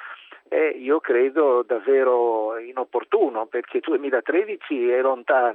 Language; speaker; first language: Italian; native; Italian